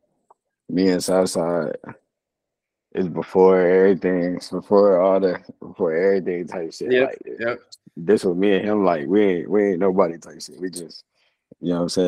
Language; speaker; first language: English; native; English